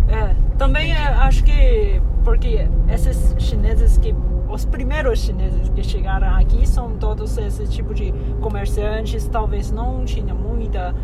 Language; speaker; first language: Portuguese; non-native, fluent; Chinese